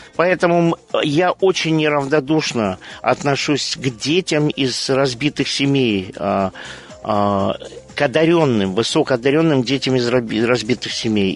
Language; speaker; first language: Russian; early bilingual, heritage; Russian